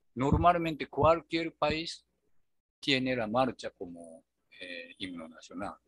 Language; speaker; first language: Spanish; non-native, fluent; Japanese